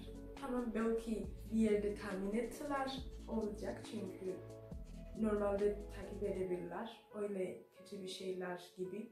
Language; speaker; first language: Turkish; non-native, fluent; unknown